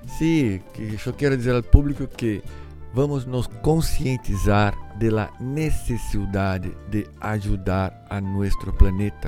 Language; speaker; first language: Spanish; non-native, learner; Portuguese